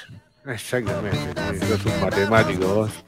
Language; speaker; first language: Spanish; native; Spanish